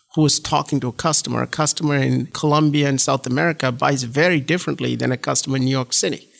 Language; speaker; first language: English; non-native, local second language; Malayalam